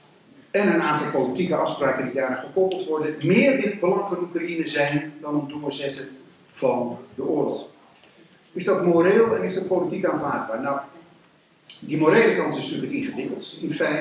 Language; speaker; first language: Dutch; native; Dutch